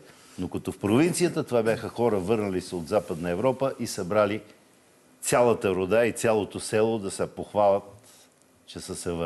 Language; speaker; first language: Bulgarian; native; Bulgarian